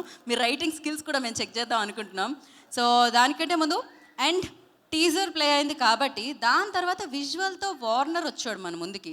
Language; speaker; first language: Telugu; native; Telugu